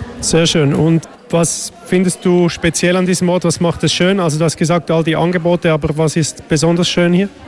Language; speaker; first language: German; native; German